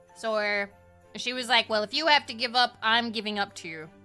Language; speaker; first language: English; native; English